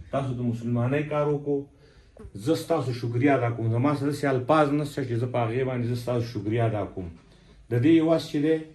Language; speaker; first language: Pashto; non-native, local second language; Gujari